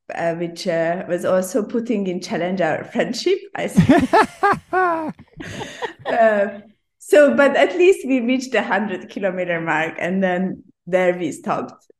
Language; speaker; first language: English; non-native, fluent; Hungarian